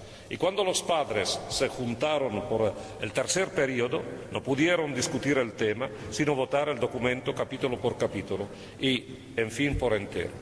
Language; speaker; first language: Spanish; non-native, fluent; Italian